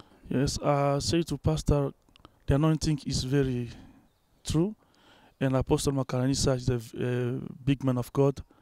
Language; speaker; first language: English; non-native, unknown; French